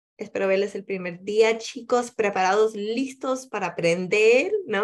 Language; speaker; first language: Spanish; early bilingual, heritage; Spanish